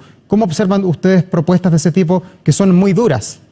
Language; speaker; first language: Spanish; native; Spanish